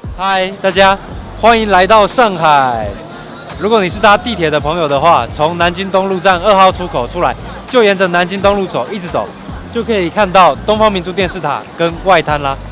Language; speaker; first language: Chinese; native; Chinese